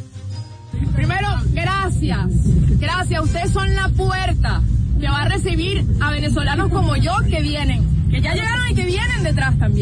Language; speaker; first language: Spanish; native; Spanish